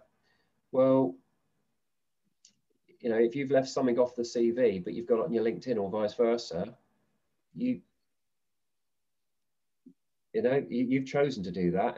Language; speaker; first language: English; native; English